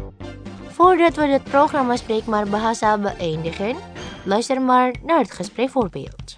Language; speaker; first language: Dutch; non-native, fluent; Indonesian